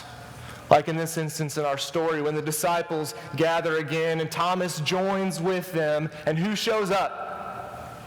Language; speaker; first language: English; native; English